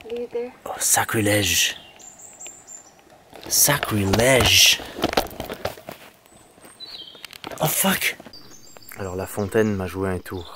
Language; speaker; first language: French; native; French